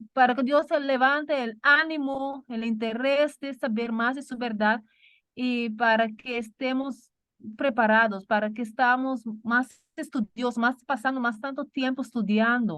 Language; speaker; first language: Spanish; non-native, learner; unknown